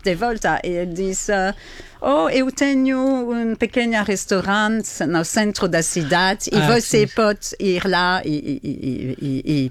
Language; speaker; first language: Portuguese; non-native, learner; French